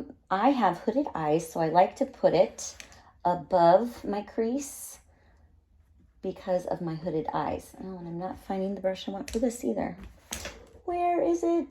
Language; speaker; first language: English; native; English